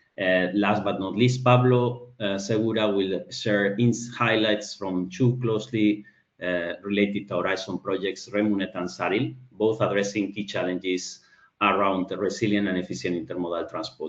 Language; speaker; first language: English; non-native, fluent; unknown